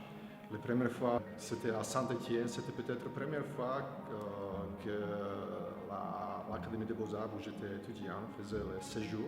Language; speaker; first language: French; non-native, fluent; Slovak